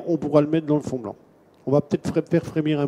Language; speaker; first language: French; native; French